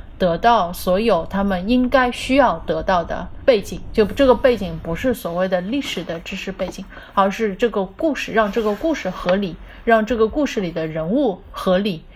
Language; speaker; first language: Chinese; native; Chinese